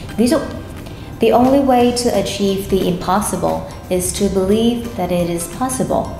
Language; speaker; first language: English; non-native, fluent; Vietnamese